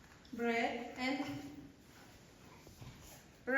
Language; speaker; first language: English; non-native, learner; Kazakh